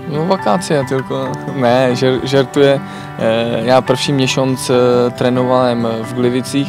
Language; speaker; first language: Polish; non-native, learner; Czech